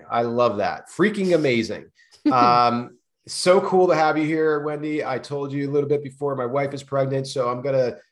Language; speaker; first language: English; native; English